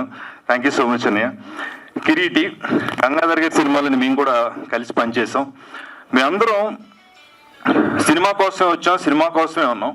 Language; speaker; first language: Telugu; native; Telugu